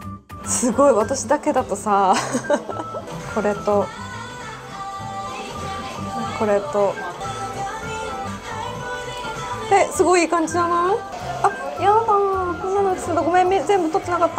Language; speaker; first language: Japanese; native; Japanese